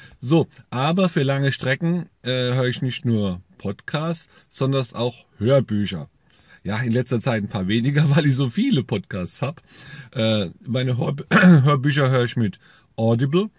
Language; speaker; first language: German; native; German